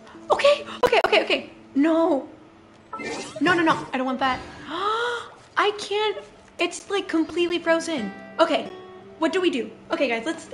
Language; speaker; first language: English; non-native, fluent; Spanish